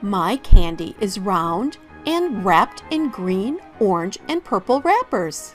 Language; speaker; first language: English; native; English